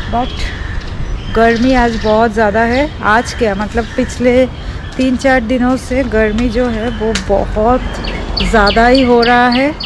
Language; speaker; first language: Hindi; non-native, local second language; Bangla